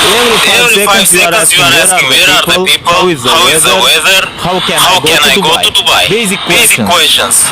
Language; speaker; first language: English; non-native, learner; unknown